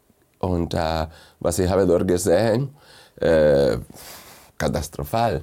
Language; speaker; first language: German; non-native, fluent; Spanish